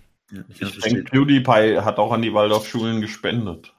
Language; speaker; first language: German; native; German